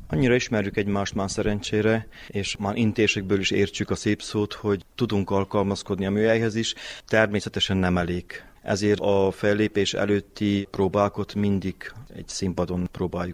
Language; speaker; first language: Hungarian; native; Hungarian